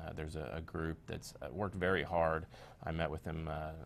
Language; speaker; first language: English; native; English